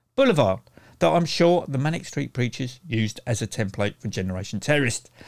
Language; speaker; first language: English; native; English